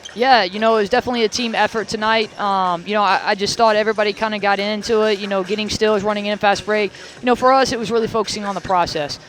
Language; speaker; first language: English; native; English